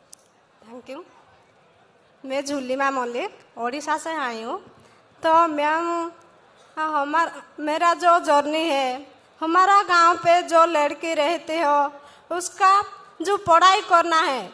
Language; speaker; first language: Hindi; non-native, local second language; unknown